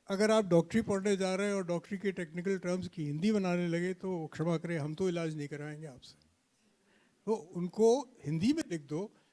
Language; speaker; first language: Hindi; native; Hindi